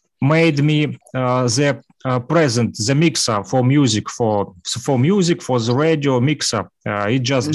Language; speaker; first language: English; non-native, learner; Russian